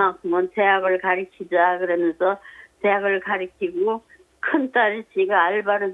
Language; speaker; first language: Korean; native; Korean